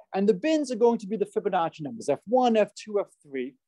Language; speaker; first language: English; native; English